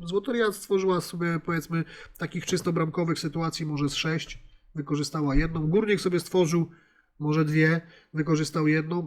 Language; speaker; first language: Polish; native; Polish